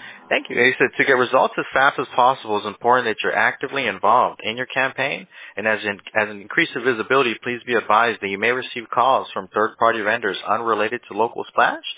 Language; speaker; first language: English; native; English